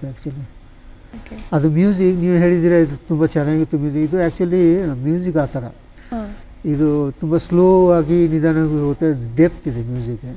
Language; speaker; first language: Kannada; non-native, learner; Bangla